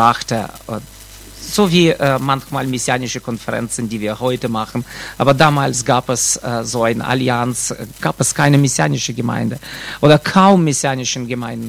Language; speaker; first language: German; non-native, fluent; Russian